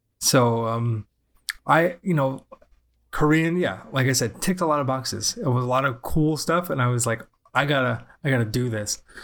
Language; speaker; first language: English; native; English